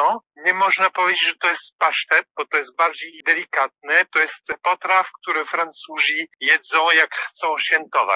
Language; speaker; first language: Polish; non-native, fluent; French